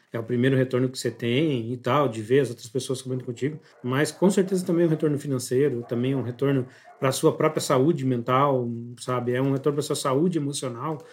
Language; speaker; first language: Portuguese; native; Portuguese